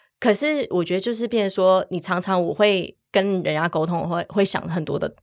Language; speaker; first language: Chinese; early bilingual, heritage; Chinese